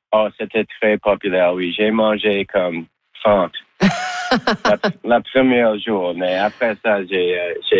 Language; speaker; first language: French; non-native, local second language; English